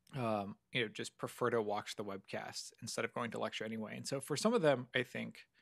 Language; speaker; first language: English; native; English